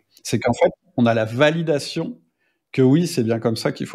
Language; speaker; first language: French; native; French